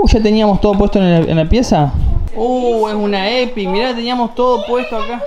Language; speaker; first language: Spanish; native; Spanish